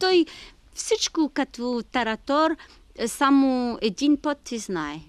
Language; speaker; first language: Bulgarian; non-native, learner; Arabic